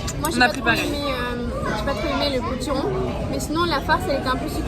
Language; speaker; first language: French; native; French